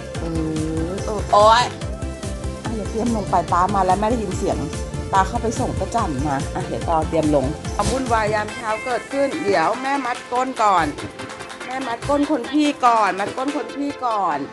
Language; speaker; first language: Thai; native; Thai